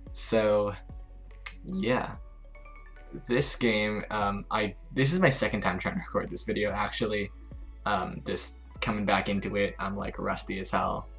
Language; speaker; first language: English; native; English